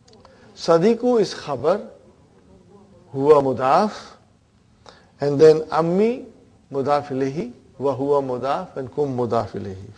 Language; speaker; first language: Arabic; non-native, fluent; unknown